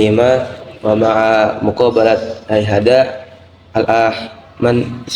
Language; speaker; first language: Arabic; non-native, learner; Indonesian